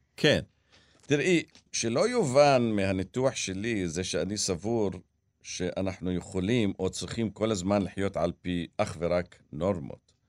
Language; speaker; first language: Hebrew; non-native, local second language; Arabic